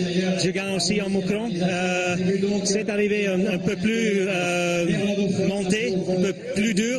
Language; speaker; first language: French; non-native, learner; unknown